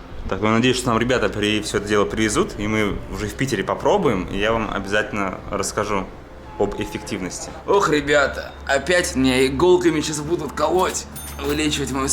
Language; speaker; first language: Russian; native; Russian